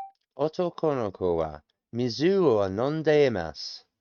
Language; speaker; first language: Japanese; non-native, learner; English